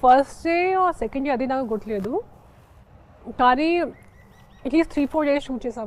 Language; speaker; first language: Telugu; non-native, fluent; Hindi